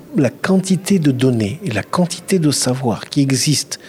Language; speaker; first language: French; non-native, local second language; Arabic